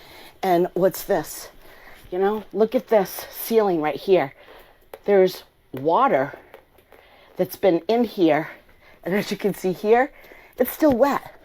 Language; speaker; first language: English; native; English